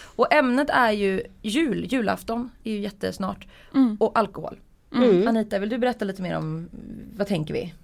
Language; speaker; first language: Swedish; early bilingual, other home language; Polish